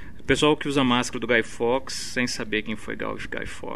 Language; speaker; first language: Portuguese; native; Portuguese